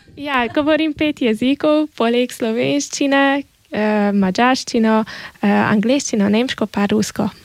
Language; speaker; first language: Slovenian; early bilingual, heritage; Slovenian